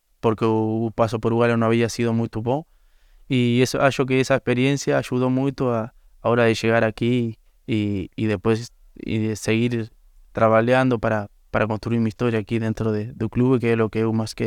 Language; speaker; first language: Portuguese; non-native, learner; Spanish